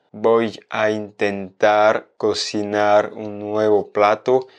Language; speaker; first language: Spanish; non-native, fluent; French